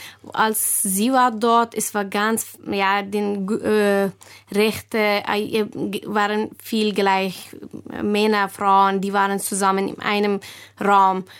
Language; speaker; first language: German; non-native, learner; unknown